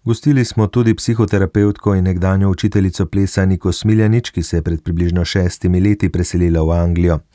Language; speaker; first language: Slovenian; native; Slovenian